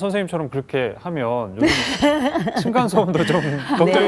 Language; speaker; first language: Korean; native; Korean